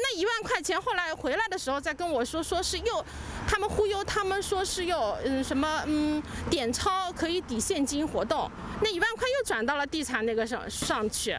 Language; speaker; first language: Chinese; native; Chinese